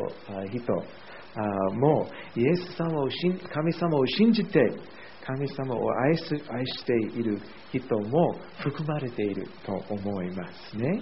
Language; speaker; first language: Japanese; non-native, fluent; English